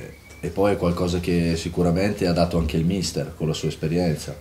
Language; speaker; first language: Italian; native; Italian